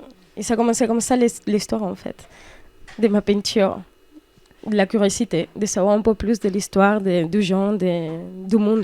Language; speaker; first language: French; non-native, fluent; Spanish